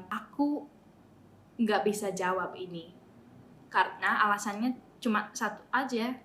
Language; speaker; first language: Indonesian; non-native, fluent; Japanese